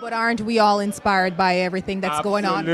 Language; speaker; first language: English; native; English